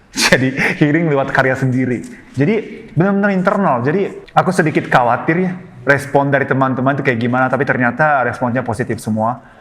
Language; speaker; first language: Indonesian; non-native, fluent; Japanese